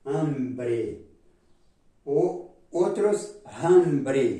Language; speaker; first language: Spanish; non-native, fluent; Portuguese